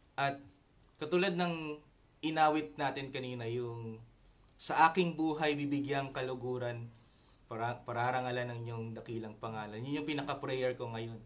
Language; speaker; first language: Filipino; native; Filipino